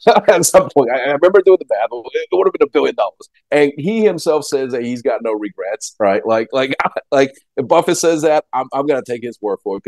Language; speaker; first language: English; native; English